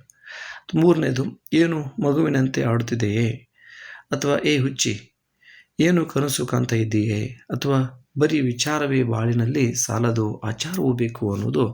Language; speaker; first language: Kannada; native; Kannada